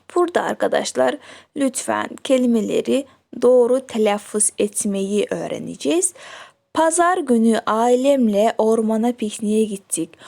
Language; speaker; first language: Turkish; non-native, fluent; Kyrgyz